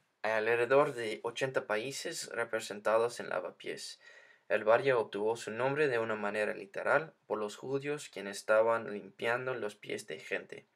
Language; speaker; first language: Spanish; non-native, learner; English